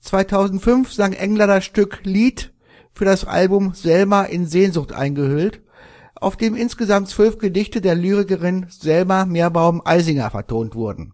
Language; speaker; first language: German; native; German